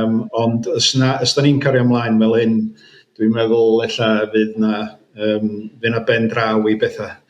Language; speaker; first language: Welsh; native; Welsh